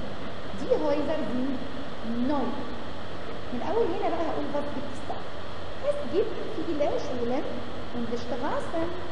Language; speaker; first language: German; non-native, fluent; Arabic